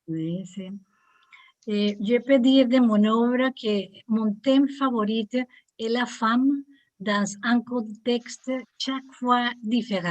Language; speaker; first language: French; non-native, learner; Spanish